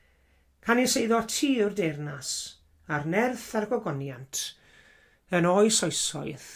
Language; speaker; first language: Welsh; native; Welsh